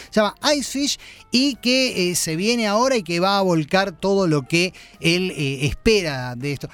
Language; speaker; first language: Spanish; native; Spanish